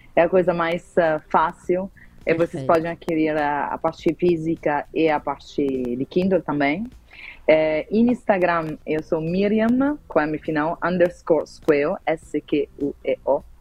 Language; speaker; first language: Portuguese; non-native, fluent; Italian